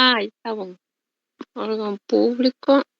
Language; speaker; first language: Portuguese; non-native, learner; Spanish